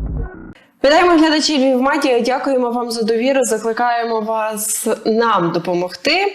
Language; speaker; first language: Ukrainian; native; Ukrainian